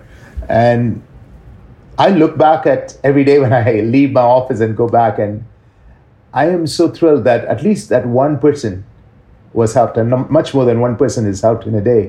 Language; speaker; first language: English; non-native, local second language; Tamil